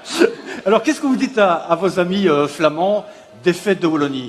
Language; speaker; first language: French; native; French